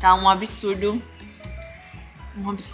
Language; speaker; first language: Portuguese; native; Portuguese